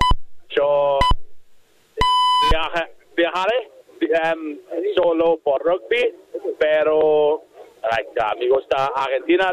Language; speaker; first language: Spanish; non-native, learner; English